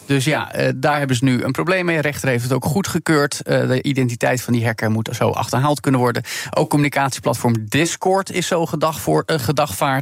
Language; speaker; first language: Dutch; native; Dutch